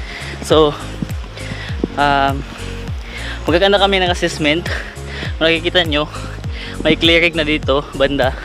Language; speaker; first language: Filipino; non-native, local second language; Cebuano